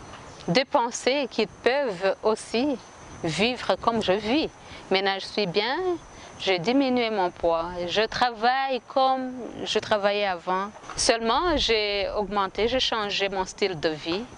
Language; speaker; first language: French; non-native, local second language; Kinyarwanda